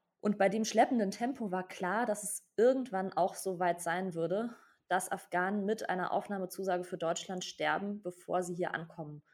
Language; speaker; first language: German; native; German